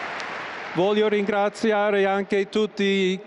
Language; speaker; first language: Italian; non-native, fluent; English